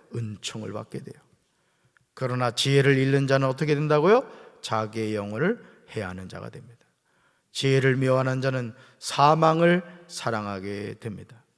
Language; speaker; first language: Korean; native; Korean